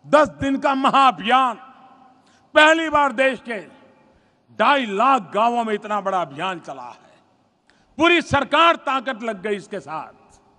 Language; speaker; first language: Hindi; non-native, local second language; Gujarati